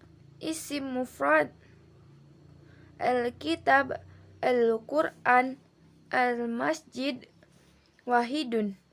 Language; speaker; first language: Arabic; non-native, learner; Indonesian